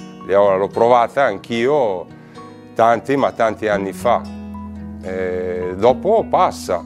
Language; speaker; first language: Italian; non-native, fluent; Arabic